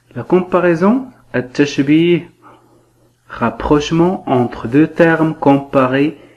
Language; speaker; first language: French; non-native, local second language; Arabic